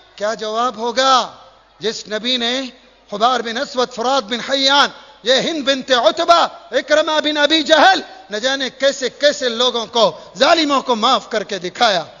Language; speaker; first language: Urdu; native; Urdu